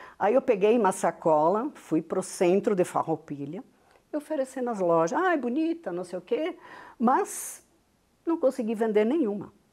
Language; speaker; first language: Portuguese; non-native, local second language; Venetian